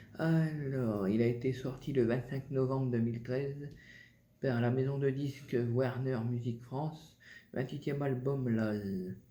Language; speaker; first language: French; native; French